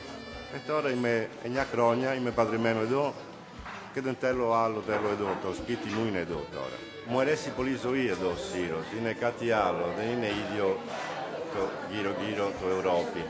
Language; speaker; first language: Greek; non-native, learner; Italian